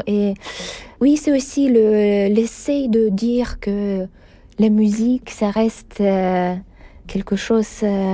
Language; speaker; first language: French; non-native, fluent; Russian